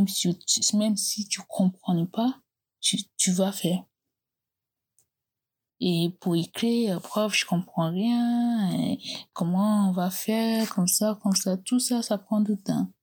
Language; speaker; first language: French; non-native, learner; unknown